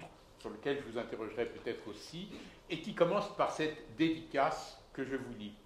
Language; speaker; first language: French; native; French